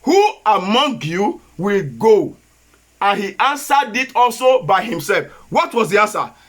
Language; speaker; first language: English; non-native, local second language; Yoruba